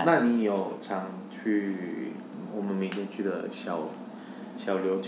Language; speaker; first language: Chinese; non-native, fluent; Korean